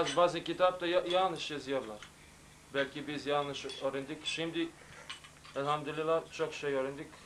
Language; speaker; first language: Turkish; non-native, learner; Bosnian